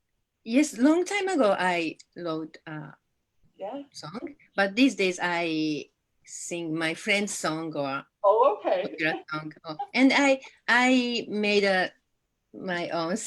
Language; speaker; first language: English; non-native, learner; Japanese